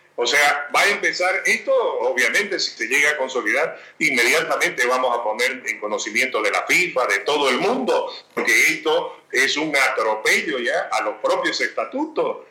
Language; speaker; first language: Spanish; native; Spanish